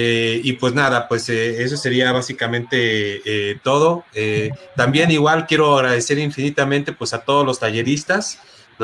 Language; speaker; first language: Spanish; native; Spanish